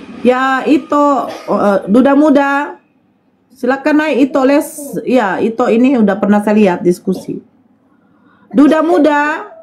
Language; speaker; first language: Indonesian; native; Indonesian